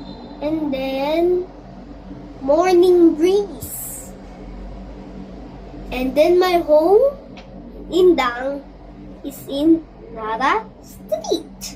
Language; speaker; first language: English; non-native, learner; Filipino